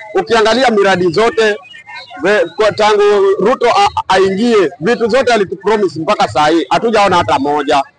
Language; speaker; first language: Swahili; non-native, local second language; Luo (Kenya and Tanzania)